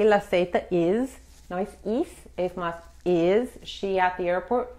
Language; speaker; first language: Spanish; non-native, fluent; English